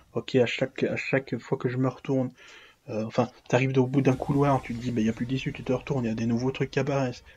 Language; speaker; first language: French; native; French